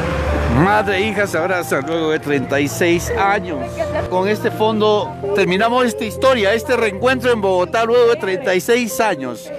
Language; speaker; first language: Spanish; native; Spanish